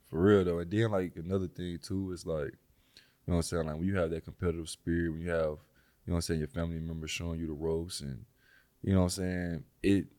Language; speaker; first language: English; native; English